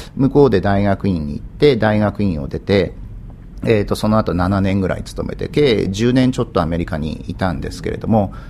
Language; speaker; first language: Japanese; native; Japanese